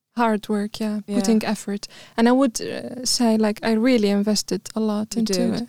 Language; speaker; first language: English; non-native, fluent; Arabic